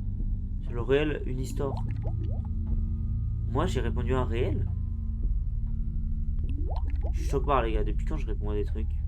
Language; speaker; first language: French; native; French